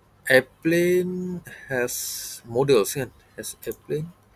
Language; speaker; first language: English; non-native, local second language; Malay